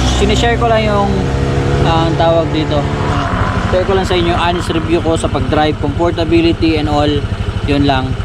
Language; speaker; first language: Filipino; non-native, local second language; Cebuano